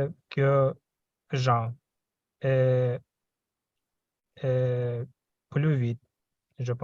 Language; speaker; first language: French; non-native, learner; Russian